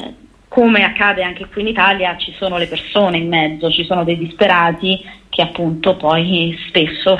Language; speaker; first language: Italian; native; Italian